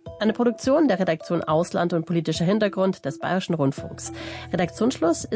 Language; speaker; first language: German; native; German